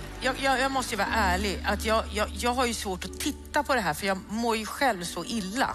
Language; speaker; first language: Swedish; native; Swedish